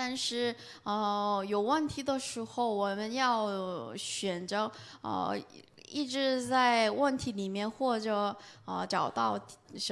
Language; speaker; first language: Chinese; non-native, fluent; Korean